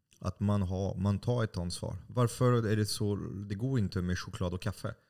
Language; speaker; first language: Swedish; non-native, fluent; French